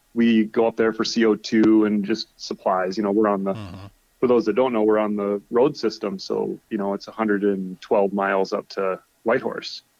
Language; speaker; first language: English; native; English